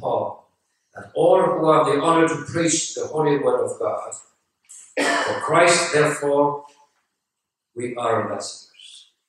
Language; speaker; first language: English; non-native, fluent; French